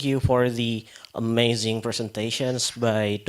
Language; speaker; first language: English; non-native, fluent; Indonesian